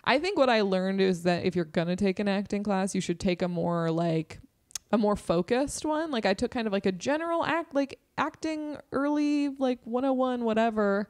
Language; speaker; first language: English; native; English